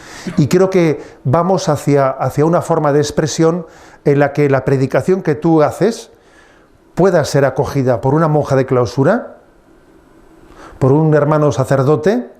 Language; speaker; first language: Spanish; native; Spanish